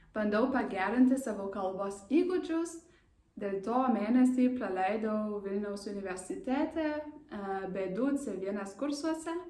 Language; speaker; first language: Lithuanian; non-native, learner; German